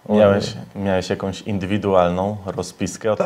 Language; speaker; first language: Polish; native; Polish